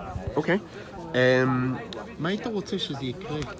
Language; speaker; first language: Hebrew; non-native, fluent; English